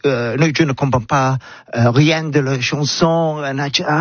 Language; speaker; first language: French; non-native, learner; English